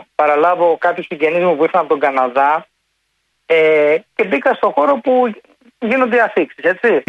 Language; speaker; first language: Greek; native; Greek